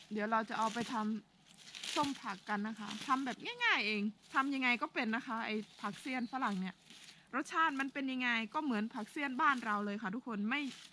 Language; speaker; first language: Thai; native; Thai